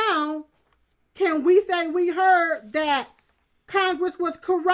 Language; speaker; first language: English; native; English